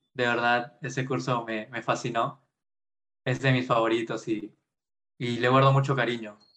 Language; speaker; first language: Spanish; native; Spanish